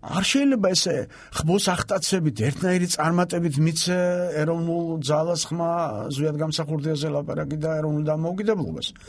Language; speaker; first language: Georgian; native; Georgian